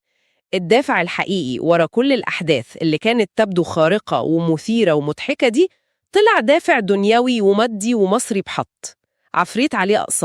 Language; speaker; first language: Arabic; native; Arabic